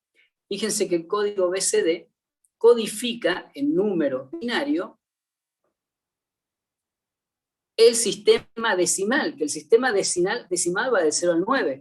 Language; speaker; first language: Spanish; native; Spanish